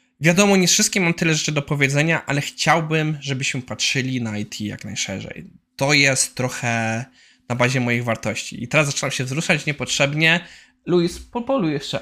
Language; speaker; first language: Polish; native; Polish